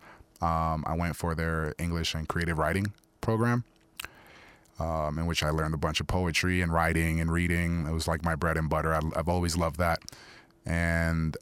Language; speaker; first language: English; early bilingual, other home language; Spanish